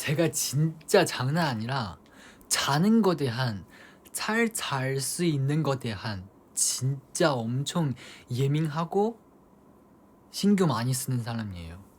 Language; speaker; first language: Korean; non-native, fluent; Chinese